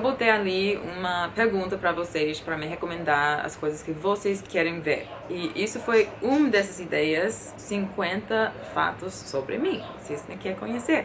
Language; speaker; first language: Portuguese; non-native, fluent; English